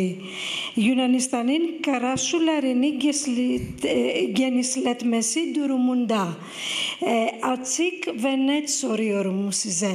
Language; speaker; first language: Turkish; non-native, fluent; Greek